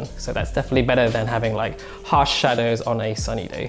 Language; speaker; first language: English; native; English